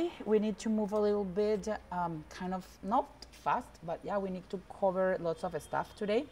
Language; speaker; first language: English; non-native, fluent; Spanish